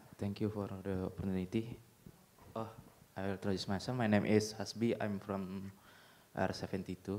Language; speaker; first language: English; non-native, learner; Indonesian